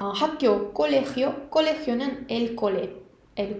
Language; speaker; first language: Spanish; non-native, fluent; Korean